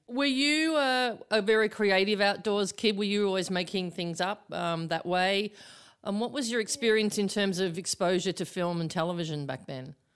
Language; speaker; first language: English; native; English